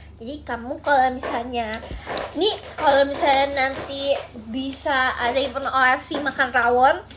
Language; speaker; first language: Indonesian; native; Indonesian